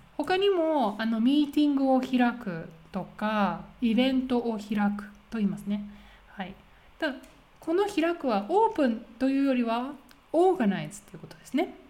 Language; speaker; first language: Japanese; native; Japanese